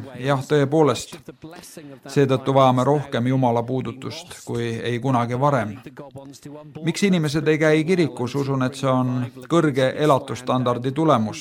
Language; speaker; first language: Estonian; native; Estonian